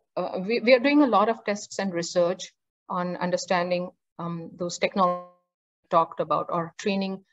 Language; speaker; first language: English; non-native, local second language; Marathi